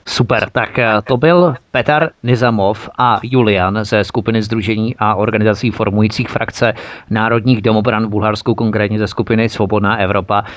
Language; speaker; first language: Czech; native; Czech